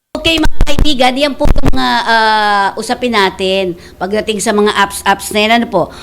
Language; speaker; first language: Filipino; native; Filipino